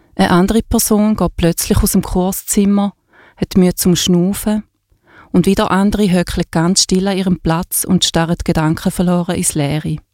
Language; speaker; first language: German; native; German